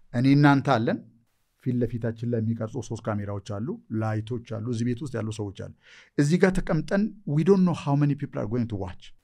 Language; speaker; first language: Amharic; native; Amharic